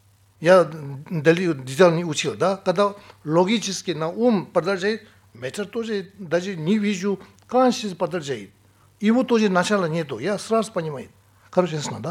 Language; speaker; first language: Russian; non-native, fluent; Tibetan